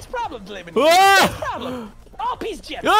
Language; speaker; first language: Russian; non-native, learner; English